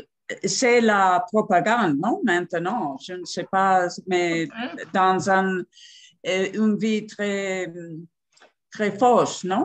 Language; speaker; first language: French; non-native, fluent; Spanish